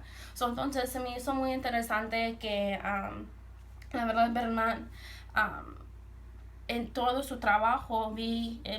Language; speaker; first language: Spanish; early bilingual, heritage; Spanish